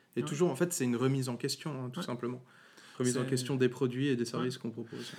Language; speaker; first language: French; native; French